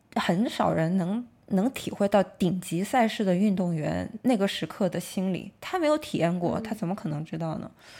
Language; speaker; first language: Chinese; native; Chinese